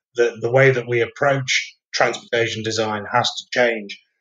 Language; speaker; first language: English; native; English